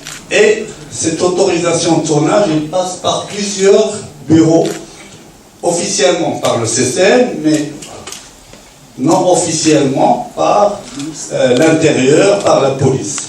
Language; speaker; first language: French; non-native, local second language; Arabic